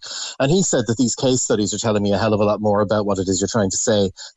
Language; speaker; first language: English; native; English